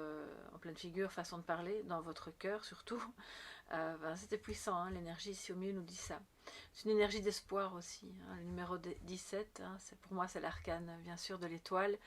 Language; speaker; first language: French; native; French